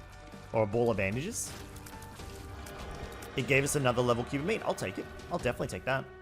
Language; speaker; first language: English; native; English